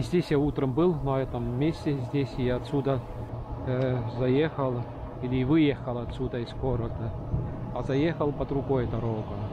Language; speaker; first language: Russian; non-native, local second language; Estonian